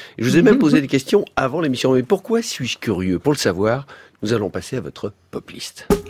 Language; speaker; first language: French; native; French